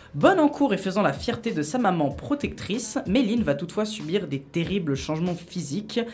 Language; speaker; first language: French; native; French